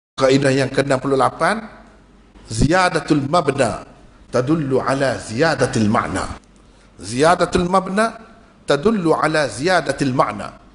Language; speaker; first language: Malay; native; Malay